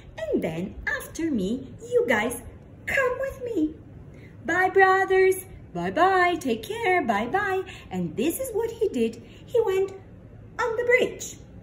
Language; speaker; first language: English; non-native, fluent; Portuguese